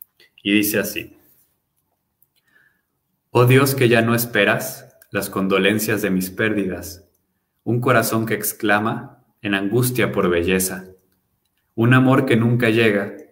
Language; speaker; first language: Spanish; native; Spanish